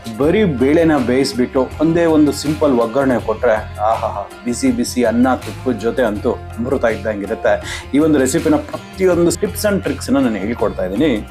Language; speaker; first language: Kannada; non-native, local second language; Marathi